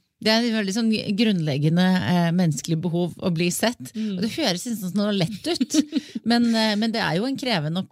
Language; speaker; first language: Norwegian; native; Norwegian